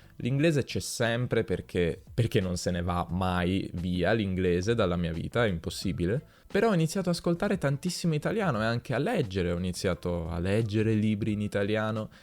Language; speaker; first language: Italian; native; Italian